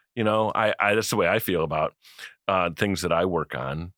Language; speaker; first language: English; native; English